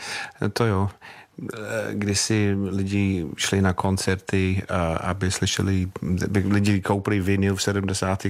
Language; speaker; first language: Czech; non-native, learner; English